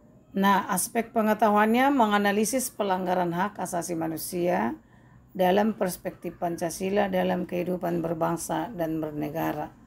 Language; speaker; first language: Indonesian; native; Indonesian